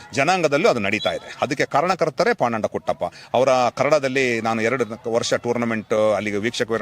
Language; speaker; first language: Kannada; non-native, local second language; Kodava